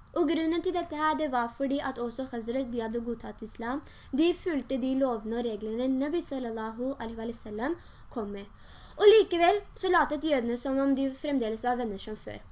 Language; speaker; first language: Norwegian; early bilingual, other home language; Urdu